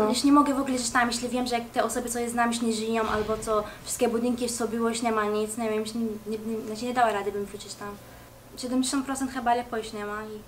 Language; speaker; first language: Polish; early bilingual, heritage; Arabic